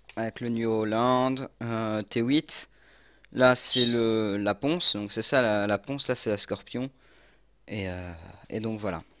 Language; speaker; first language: French; native; French